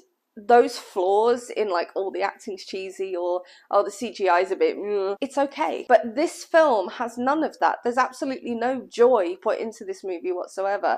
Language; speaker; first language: English; native; English